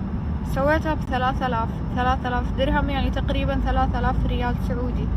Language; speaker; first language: Arabic; native; Arabic